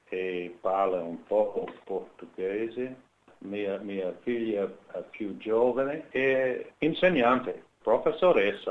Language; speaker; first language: Italian; non-native, learner; English